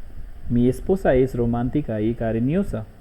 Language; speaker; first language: Spanish; non-native, learner; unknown